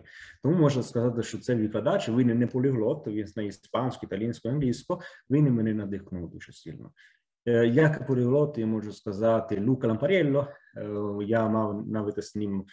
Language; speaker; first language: Ukrainian; non-native, fluent; Italian